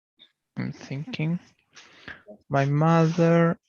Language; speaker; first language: English; non-native, learner; Portuguese